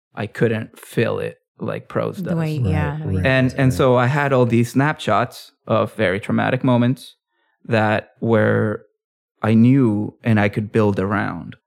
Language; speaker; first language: English; early bilingual, other home language; Spanish